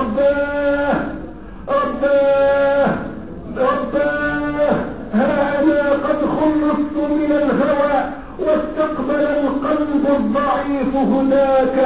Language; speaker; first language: Arabic; native; Arabic